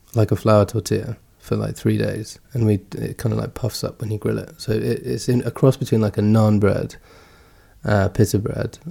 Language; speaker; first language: English; early bilingual, other home language; Gujarati